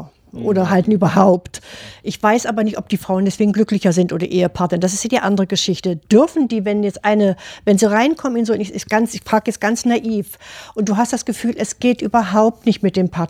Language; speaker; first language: German; native; German